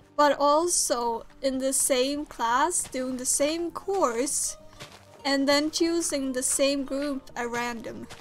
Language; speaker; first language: English; non-native, fluent; Swedish